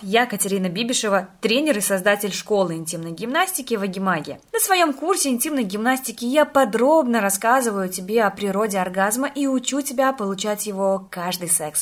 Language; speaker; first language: Russian; native; Russian